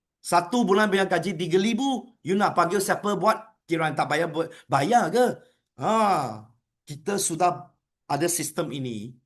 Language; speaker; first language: Malay; non-native, local second language; Chinese